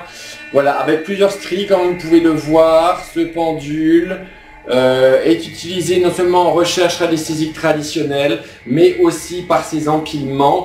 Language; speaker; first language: French; native; French